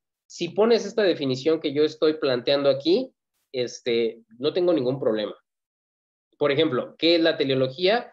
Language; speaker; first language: Spanish; native; Spanish